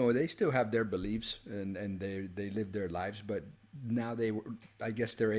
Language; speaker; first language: English; early bilingual, other home language; Spanish